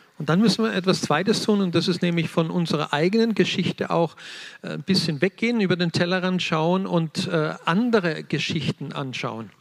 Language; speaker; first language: German; native; German